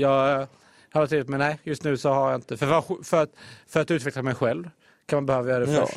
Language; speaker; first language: Swedish; native; Swedish